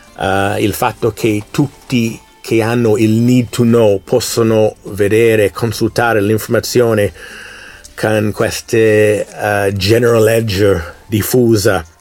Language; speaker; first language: Italian; non-native, fluent; English